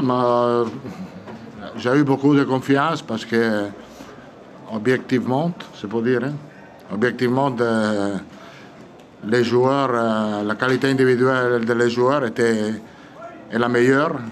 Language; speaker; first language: French; non-native, fluent; Italian